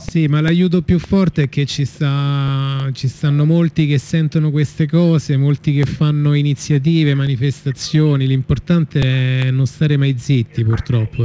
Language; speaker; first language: Italian; native; Italian